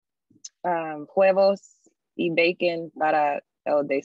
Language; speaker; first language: Spanish; non-native, learner; English